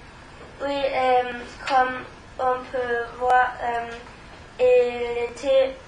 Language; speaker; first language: French; non-native, learner; German